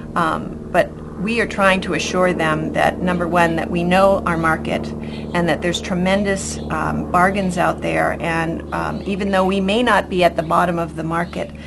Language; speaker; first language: English; native; English